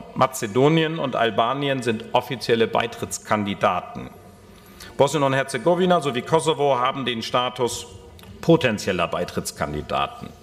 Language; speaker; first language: German; native; German